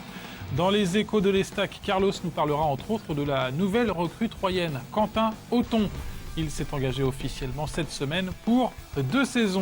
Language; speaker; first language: French; native; French